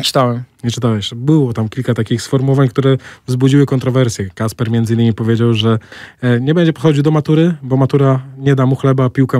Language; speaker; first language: Polish; native; Polish